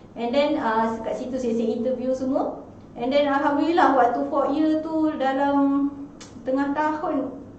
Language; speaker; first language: Malay; native; Malay